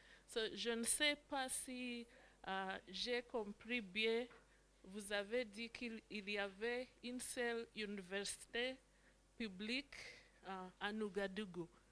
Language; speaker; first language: French; non-native, learner; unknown